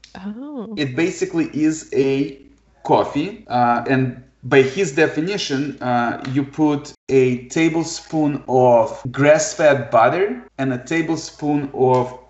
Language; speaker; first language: English; non-native, fluent; Ukrainian